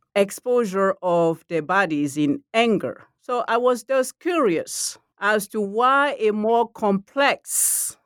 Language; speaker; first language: English; non-native, fluent; Mandingo